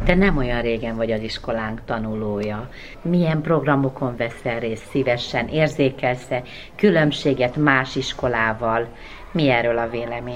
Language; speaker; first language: Hungarian; native; Hungarian